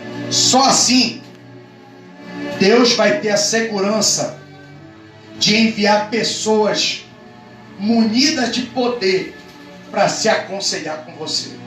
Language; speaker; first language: Portuguese; native; Portuguese